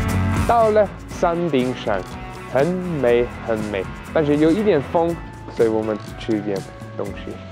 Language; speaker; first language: Chinese; non-native, learner; German